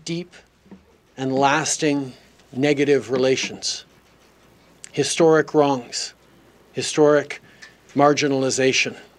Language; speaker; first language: English; early bilingual, other home language; French